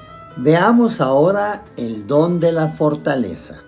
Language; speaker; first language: Spanish; native; Spanish